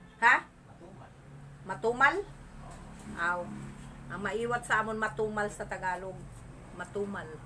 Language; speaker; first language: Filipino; non-native, local second language; Masbatenyo